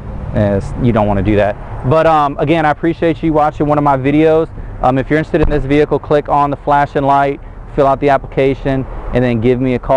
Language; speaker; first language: English; native; English